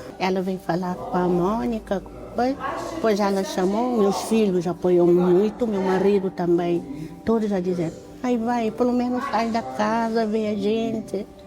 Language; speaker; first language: Portuguese; non-native, local second language; Kabuverdianu